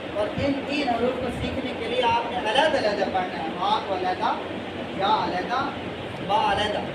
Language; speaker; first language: Urdu; native; Urdu